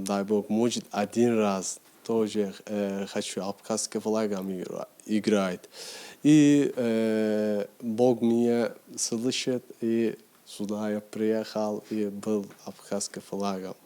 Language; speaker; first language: Russian; non-native, learner; Turkish